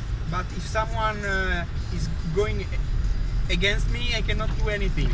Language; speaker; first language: English; non-native, fluent; Italian